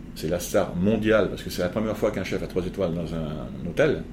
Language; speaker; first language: French; native; French